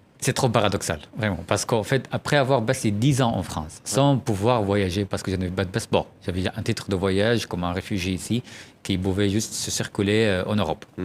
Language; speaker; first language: French; non-native, fluent; Arabic